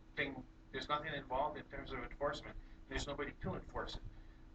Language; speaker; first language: English; native; English